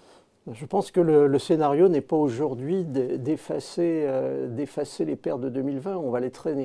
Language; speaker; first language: French; native; French